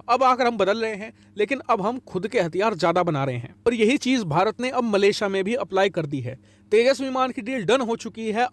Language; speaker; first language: Hindi; native; Hindi